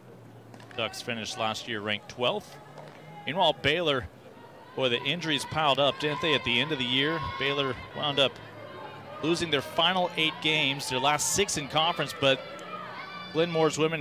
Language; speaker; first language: English; native; English